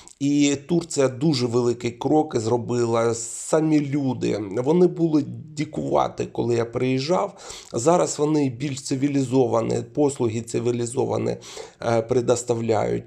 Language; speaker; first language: Ukrainian; non-native, local second language; Russian